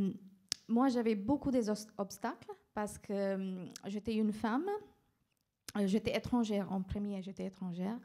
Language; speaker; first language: French; non-native, fluent; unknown